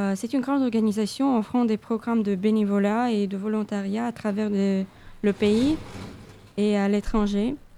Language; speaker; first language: French; non-native, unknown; Russian